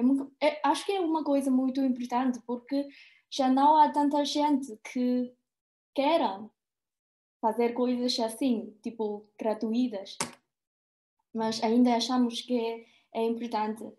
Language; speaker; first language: Portuguese; non-native, fluent; Chinese